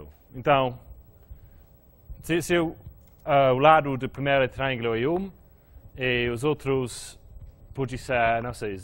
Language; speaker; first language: Portuguese; non-native, fluent; English